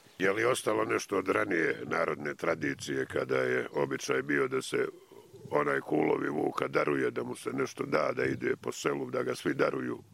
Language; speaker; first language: Croatian; native; Croatian